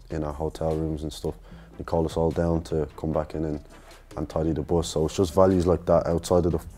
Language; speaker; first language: English; native; English